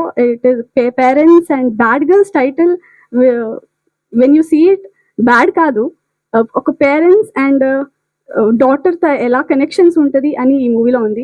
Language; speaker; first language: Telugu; non-native, learner; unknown